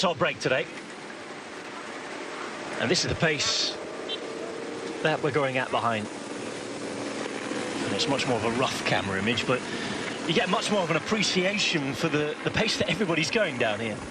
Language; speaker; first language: English; native; English